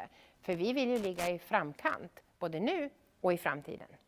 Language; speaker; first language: Swedish; native; Swedish